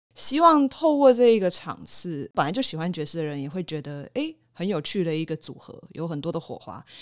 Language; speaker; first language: Chinese; native; Chinese